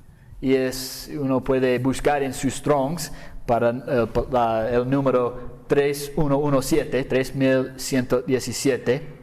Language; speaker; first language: Spanish; non-native, fluent; English